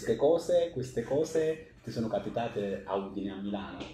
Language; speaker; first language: Italian; native; Italian